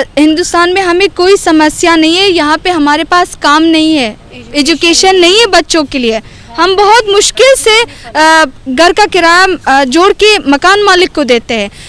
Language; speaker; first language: Hindi; non-native, fluent; Persian